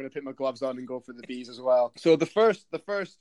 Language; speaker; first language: English; native; English